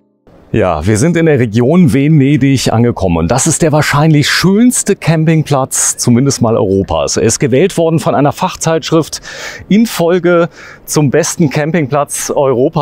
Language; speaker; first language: German; native; German